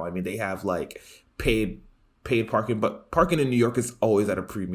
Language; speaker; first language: English; native; English